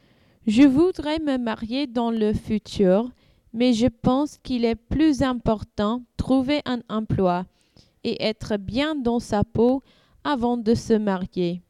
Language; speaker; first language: French; non-native, learner; English